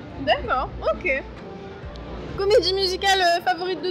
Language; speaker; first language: French; native; French